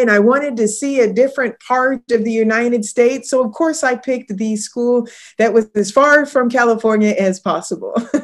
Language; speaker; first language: English; native; English